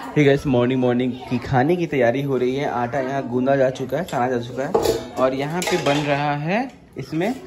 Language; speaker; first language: Hindi; native; Hindi